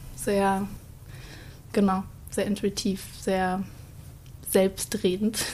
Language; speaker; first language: German; native; German